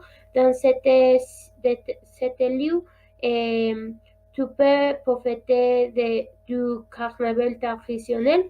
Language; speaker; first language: French; non-native, learner; Spanish